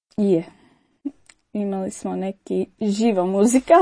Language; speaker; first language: Croatian; non-native, learner; Arabic